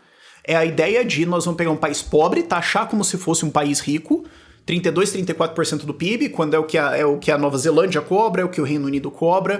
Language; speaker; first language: Portuguese; native; Portuguese